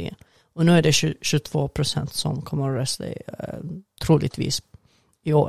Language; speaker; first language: Swedish; non-native, fluent; Arabic